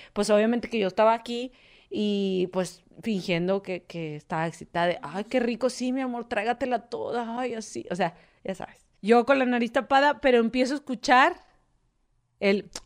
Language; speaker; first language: Spanish; native; Spanish